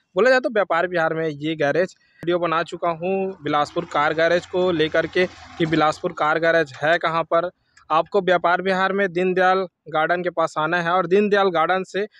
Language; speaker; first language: Hindi; native; Hindi